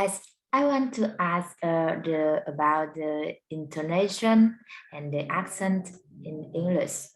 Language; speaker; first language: English; non-native, learner; Vietnamese